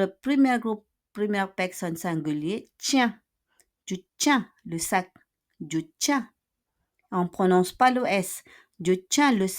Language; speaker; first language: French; non-native, fluent; Filipino